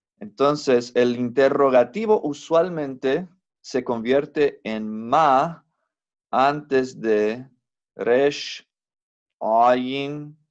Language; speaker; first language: Spanish; non-native, fluent; English